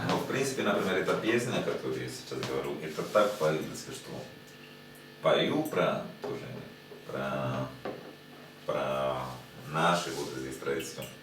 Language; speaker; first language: Russian; non-native, learner; Spanish